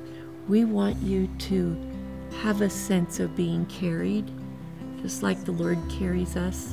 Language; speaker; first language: English; native; English